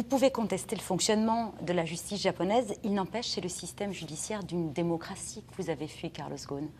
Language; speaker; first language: French; native; French